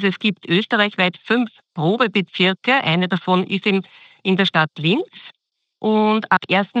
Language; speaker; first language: German; native; German